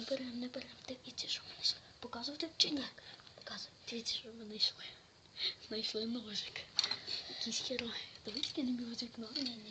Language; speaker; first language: Ukrainian; native; Ukrainian